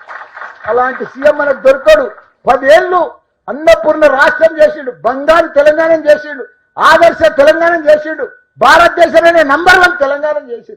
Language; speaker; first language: Telugu; native; Telugu